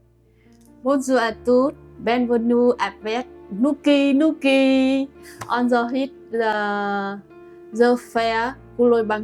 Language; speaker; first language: French; non-native, learner; Vietnamese